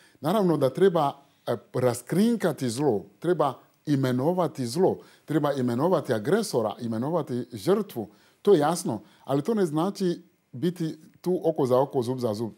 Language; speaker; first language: Croatian; non-native, fluent; Fon